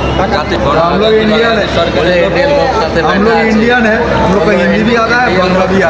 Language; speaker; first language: Hindi; non-native, local second language; Bangla